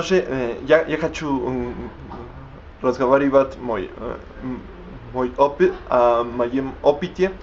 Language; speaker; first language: Russian; non-native, learner; Spanish